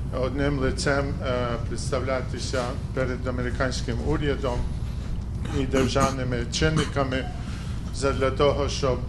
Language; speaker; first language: Ukrainian; early bilingual, heritage; Ukrainian